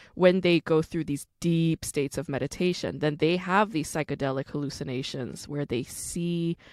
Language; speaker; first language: English; non-native, fluent; Korean